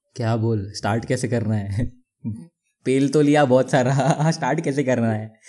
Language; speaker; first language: Hindi; non-native, local second language; Marathi